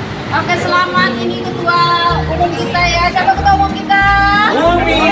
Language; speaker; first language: Indonesian; native; Indonesian